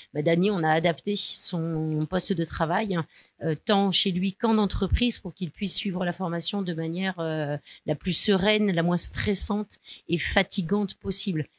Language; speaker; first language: French; native; French